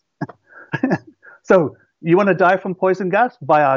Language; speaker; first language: English; native; English